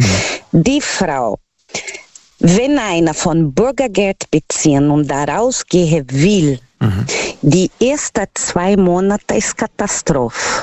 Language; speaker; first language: German; non-native, learner; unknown